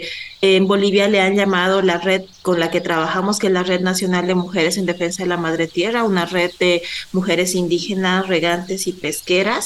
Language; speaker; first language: Spanish; native; Spanish